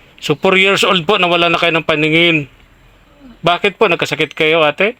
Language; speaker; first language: Filipino; native; Filipino